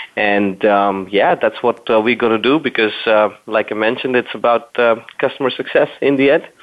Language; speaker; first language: English; non-native, fluent; German